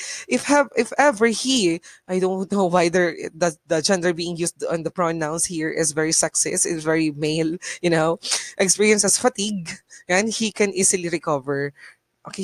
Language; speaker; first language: English; non-native, local second language; Bikol